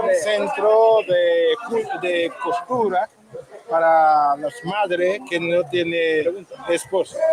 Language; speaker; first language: Spanish; non-native, learner; Haitian Creole